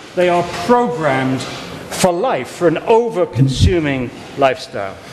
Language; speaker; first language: English; native; English